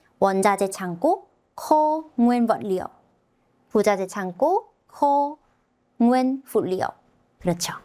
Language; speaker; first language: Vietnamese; non-native, fluent; Korean